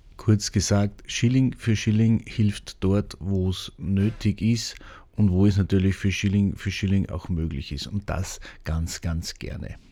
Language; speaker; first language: German; native; German